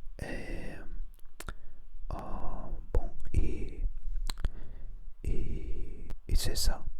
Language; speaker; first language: French; non-native, learner; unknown